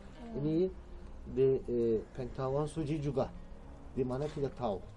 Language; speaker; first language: Indonesian; non-native, learner; Turkish